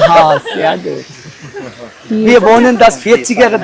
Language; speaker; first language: German; non-native, learner; Bangla